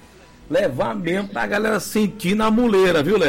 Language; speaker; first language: Portuguese; native; Portuguese